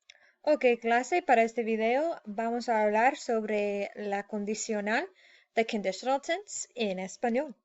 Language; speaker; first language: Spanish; non-native, fluent; English